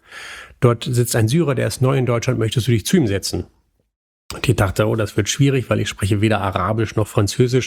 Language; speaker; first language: German; native; German